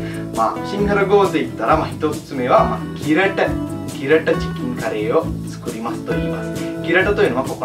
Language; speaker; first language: Japanese; non-native, fluent; Sinhala